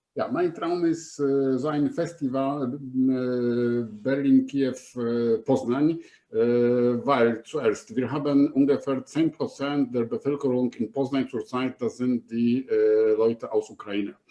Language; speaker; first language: German; non-native, fluent; Polish